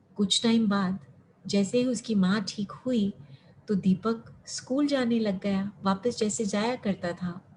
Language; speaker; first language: Hindi; early bilingual, heritage; Hindi